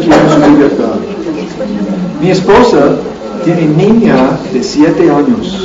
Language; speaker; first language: Spanish; non-native, learner; English